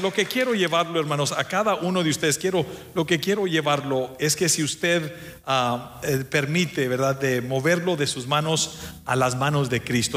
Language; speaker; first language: Spanish; early bilingual, heritage; Spanish